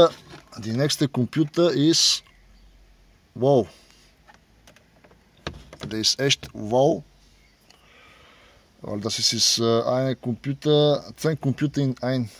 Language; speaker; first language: German; non-native, learner; Bulgarian